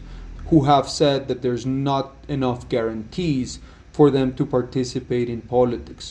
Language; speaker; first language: English; non-native, fluent; Spanish